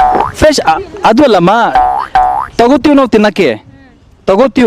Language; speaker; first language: Kannada; non-native, local second language; Urdu